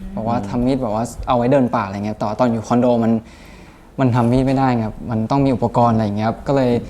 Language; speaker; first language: Thai; native; Thai